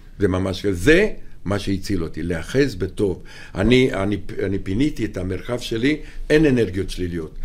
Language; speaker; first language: Hebrew; non-native, fluent; Romanian